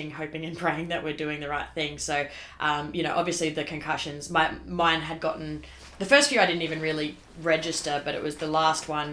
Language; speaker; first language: English; native; English